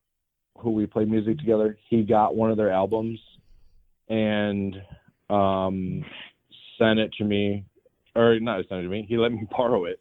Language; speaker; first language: English; native; English